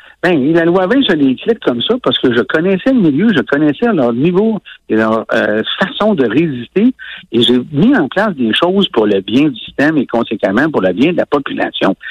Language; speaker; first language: French; native; French